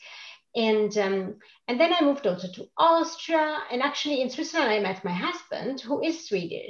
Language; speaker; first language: English; non-native, fluent; Italian